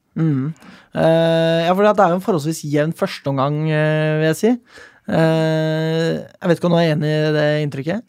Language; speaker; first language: Norwegian; native; Norwegian